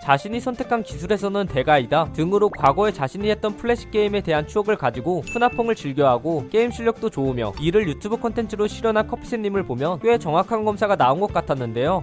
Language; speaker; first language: Korean; native; Korean